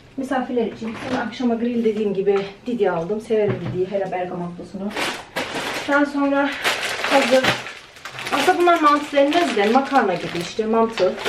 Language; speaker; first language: Turkish; early bilingual, heritage; Turkish